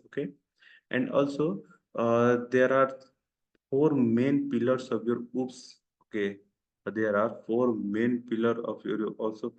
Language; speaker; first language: English; non-native, local second language; Hindi